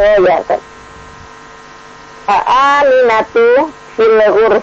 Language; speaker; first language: Arabic; non-native, learner; Indonesian